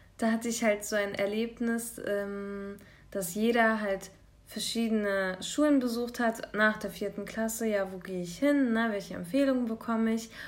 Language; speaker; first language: German; early bilingual, other home language; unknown